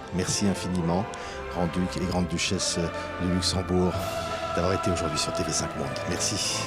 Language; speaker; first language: French; native; French